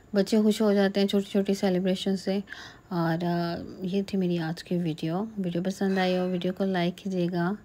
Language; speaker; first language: Urdu; native; Urdu